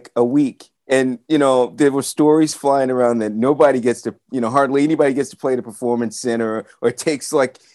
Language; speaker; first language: English; native; English